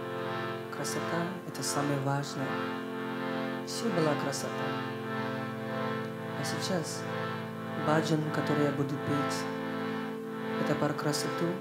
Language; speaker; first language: Russian; non-native, learner; Hindi